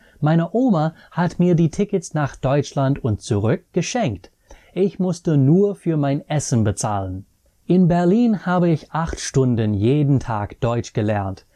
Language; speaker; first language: German; non-native, fluent; English